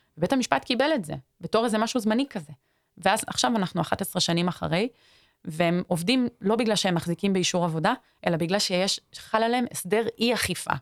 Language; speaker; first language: Hebrew; native; Hebrew